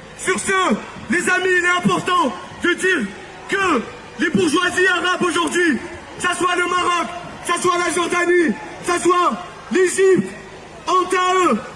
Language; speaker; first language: French; non-native, local second language; Arabic